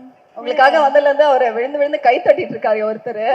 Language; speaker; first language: Tamil; native; Tamil